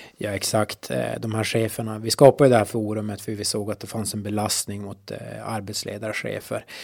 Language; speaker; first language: Swedish; native; Swedish